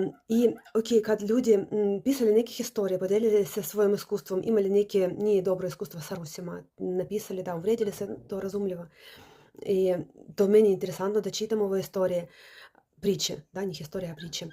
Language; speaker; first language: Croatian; non-native, learner; Russian